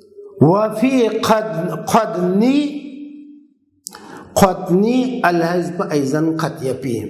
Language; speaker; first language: Arabic; non-native, fluent; Uzbek